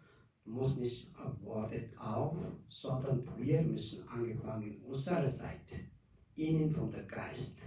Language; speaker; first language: German; non-native, learner; Tibetan